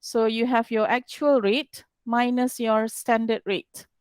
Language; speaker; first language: English; non-native, local second language; Malay